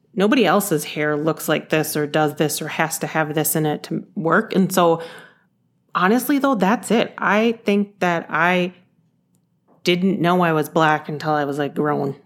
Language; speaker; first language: English; early bilingual, other home language; Yoruba